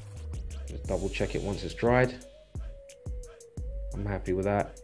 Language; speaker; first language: English; native; English